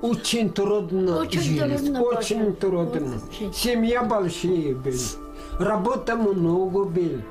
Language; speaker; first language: Russian; non-native, local second language; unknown